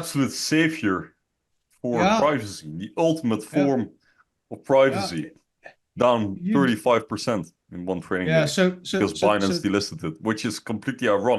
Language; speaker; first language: English; non-native, fluent; Dutch